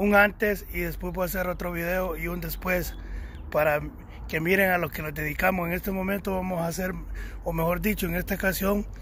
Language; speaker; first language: Spanish; native; Spanish